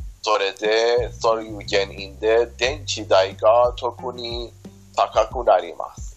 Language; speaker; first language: Japanese; non-native, fluent; Persian